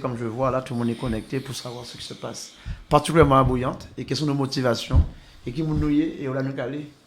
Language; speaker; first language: French; native; French